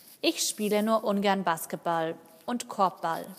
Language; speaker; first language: German; non-native, learner; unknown